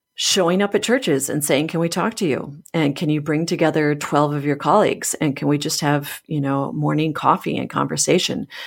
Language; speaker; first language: English; native; English